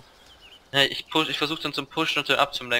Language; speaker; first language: German; native; German